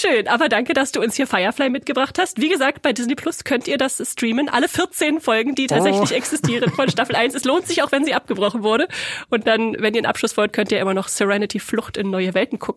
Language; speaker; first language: German; native; German